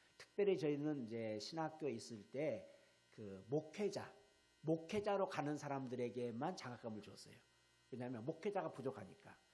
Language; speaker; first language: Korean; native; Korean